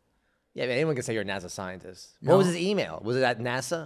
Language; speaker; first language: English; native; English